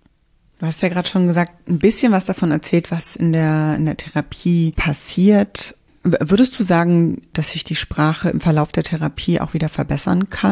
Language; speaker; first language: German; native; German